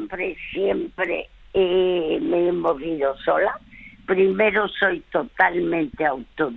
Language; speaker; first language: Spanish; early bilingual, other home language; French